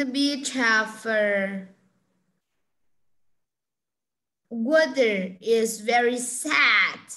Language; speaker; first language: English; non-native, learner; Vietnamese